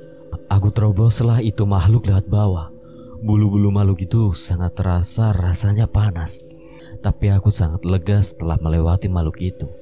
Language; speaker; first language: Indonesian; native; Indonesian